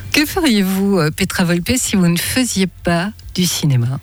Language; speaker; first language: French; native; French